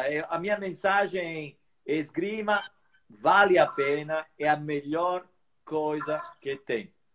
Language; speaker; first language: Portuguese; non-native, fluent; Italian